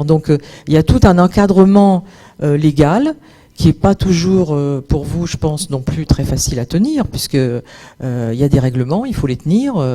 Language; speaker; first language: French; native; French